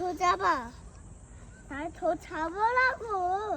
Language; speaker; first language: Korean; early bilingual, other home language; Uzbek